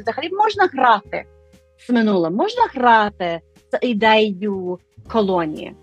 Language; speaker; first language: Ukrainian; non-native, fluent; English